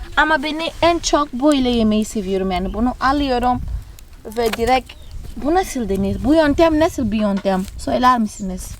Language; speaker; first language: Turkish; non-native, fluent; Portuguese